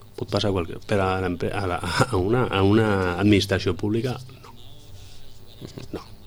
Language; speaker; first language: Catalan; non-native, local second language; Spanish